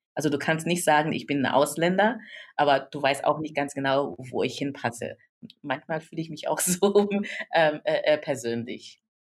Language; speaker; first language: German; non-native, fluent; Yoruba